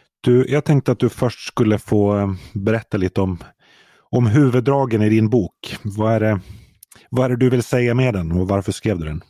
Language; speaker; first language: Swedish; native; Swedish